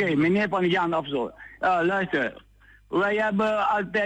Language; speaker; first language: Dutch; non-native, local second language; Papiamento